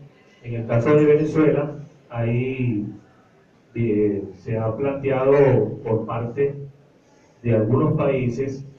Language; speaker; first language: Spanish; native; Spanish